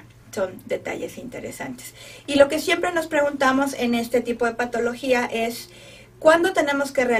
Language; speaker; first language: Spanish; native; Spanish